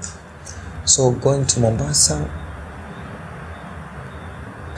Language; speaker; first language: English; non-native, local second language; Swahili